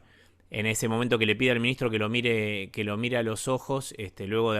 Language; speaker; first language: Spanish; native; Spanish